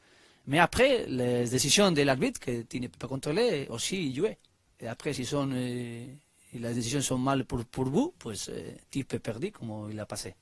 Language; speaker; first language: French; non-native, learner; Spanish